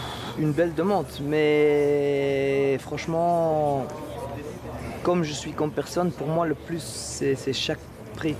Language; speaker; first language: French; non-native, local second language; Dutch